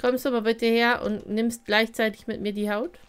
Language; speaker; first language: German; native; German